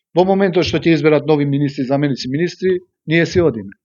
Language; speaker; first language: Macedonian; non-native, local second language; Albanian